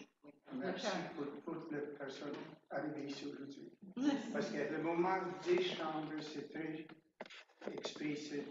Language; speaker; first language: French; non-native, learner; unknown